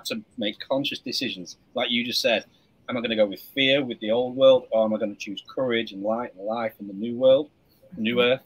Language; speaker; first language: English; native; English